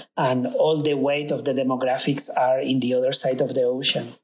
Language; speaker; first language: English; non-native, fluent; Spanish